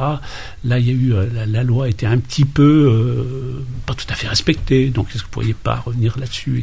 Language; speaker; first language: French; native; French